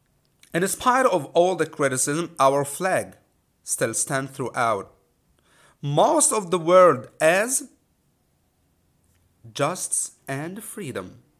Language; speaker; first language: English; non-native, fluent; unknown